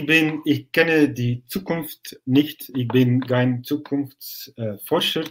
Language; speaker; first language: German; non-native, fluent; Dutch